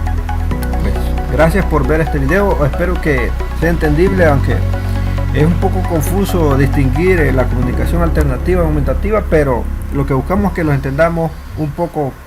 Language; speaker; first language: Spanish; native; Spanish